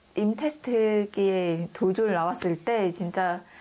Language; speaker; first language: Korean; non-native, fluent; Khmer